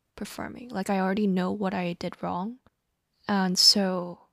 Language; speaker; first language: English; non-native, local second language; Cantonese